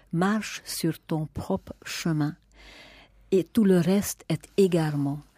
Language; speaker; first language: French; non-native, fluent; Hungarian